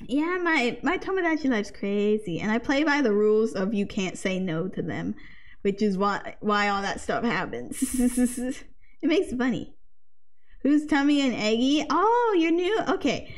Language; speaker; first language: English; native; English